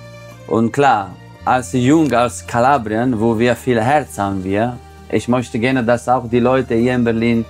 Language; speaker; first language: German; non-native, fluent; Italian